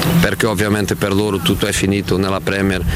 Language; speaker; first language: Italian; non-native, fluent; Portuguese